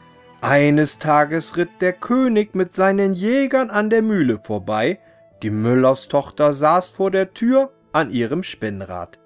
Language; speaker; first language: German; native; German